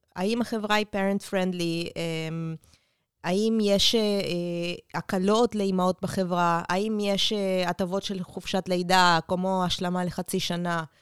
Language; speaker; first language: Hebrew; native; Hebrew